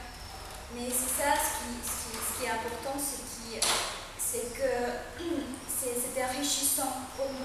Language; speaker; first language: French; non-native, fluent; Spanish